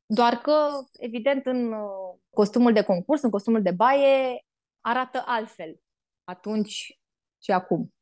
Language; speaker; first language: Romanian; native; Romanian